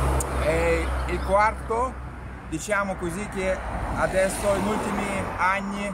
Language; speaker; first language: Italian; non-native, fluent; Russian